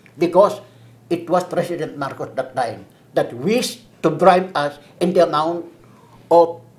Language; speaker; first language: English; non-native, local second language; Filipino